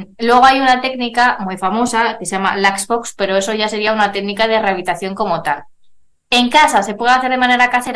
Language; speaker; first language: Spanish; native; Spanish